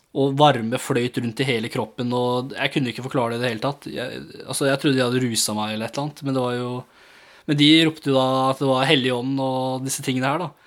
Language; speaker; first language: Norwegian; early bilingual, other home language; English